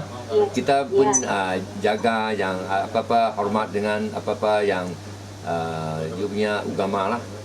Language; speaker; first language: Malay; native; Malay